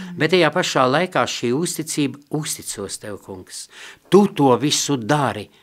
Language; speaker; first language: Latvian; non-native, local second language; Russian